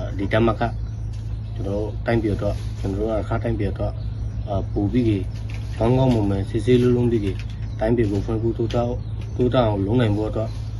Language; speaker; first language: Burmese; non-native, local second language; Rohingya